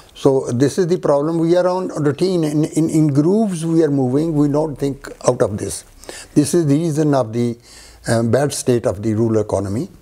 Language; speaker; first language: English; non-native, local second language; Punjabi